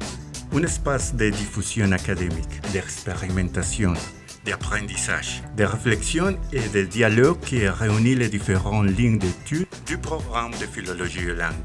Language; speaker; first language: French; non-native, fluent; Spanish